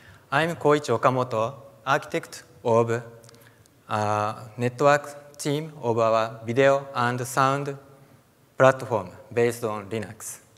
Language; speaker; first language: English; non-native, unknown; Japanese